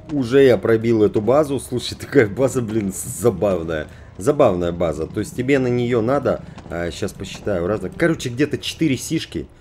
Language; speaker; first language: Russian; native; Russian